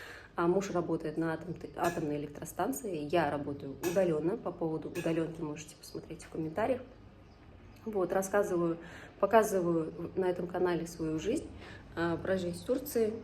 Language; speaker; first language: Russian; native; Russian